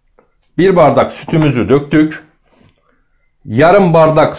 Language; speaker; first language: Turkish; native; Turkish